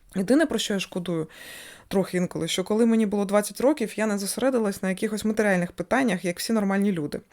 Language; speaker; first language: Ukrainian; non-native, local second language; Russian